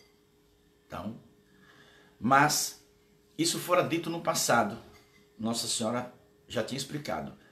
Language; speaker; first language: Portuguese; native; Portuguese